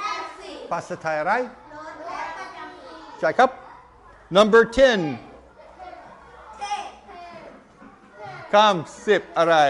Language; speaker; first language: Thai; non-native, learner; English